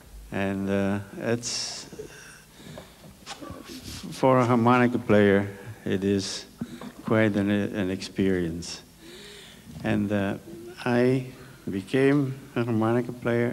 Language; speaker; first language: English; non-native, fluent; French